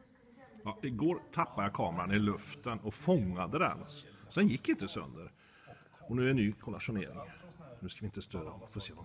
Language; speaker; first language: Swedish; native; Swedish